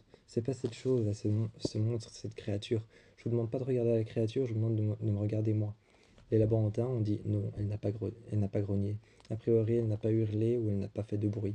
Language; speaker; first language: French; native; French